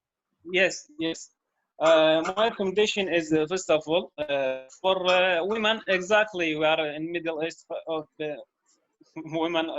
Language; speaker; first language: English; non-native, local second language; Arabic